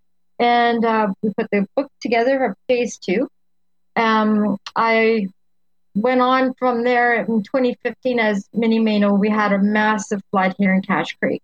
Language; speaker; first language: English; native; English